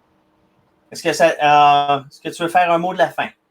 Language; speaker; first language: French; native; French